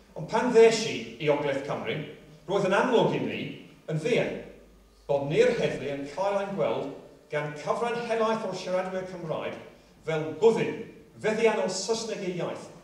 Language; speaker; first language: Welsh; non-native, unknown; English